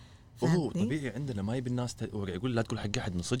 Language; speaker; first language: Arabic; native; Arabic